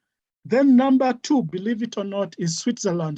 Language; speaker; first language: English; non-native, local second language; Ganda